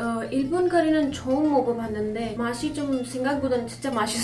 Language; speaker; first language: Korean; non-native, fluent; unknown